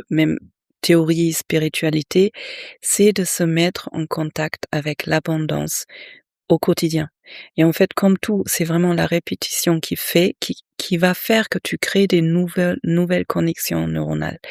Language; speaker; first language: French; native; French